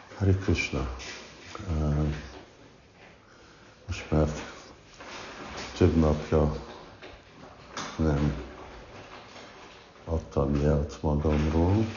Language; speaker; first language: Hungarian; early bilingual, heritage; Hungarian